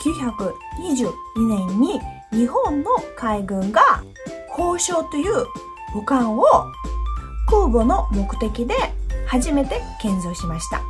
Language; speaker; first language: Japanese; non-native, fluent; Russian